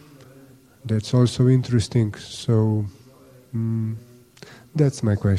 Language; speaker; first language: English; non-native, fluent; Slovenian